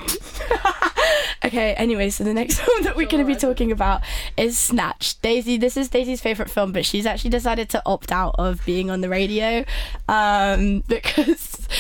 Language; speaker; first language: English; native; English